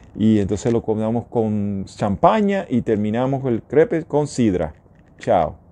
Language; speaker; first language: Spanish; native; Spanish